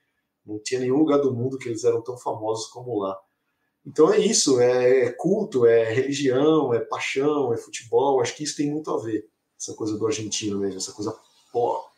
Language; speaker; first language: Portuguese; native; Portuguese